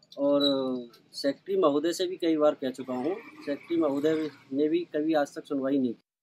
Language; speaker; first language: Hindi; native; Hindi